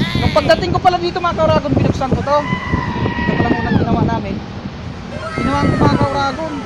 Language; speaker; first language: Filipino; non-native, local second language; Bikol